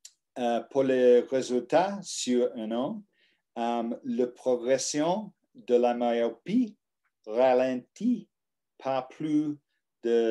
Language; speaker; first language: French; non-native, learner; English